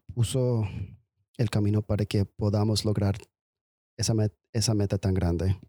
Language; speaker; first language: Spanish; non-native, fluent; English